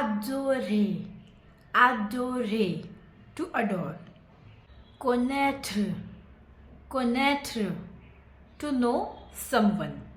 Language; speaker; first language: English; non-native, fluent; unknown